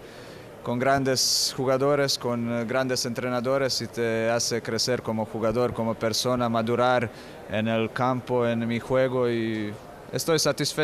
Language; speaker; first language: Spanish; non-native, fluent; Croatian